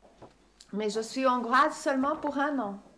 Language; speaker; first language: French; non-native, fluent; Portuguese